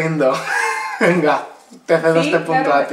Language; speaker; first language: Spanish; native; Spanish